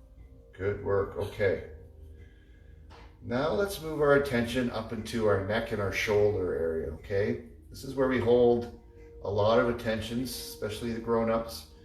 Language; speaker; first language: English; native; English